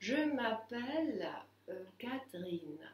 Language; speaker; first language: French; non-native, fluent; Russian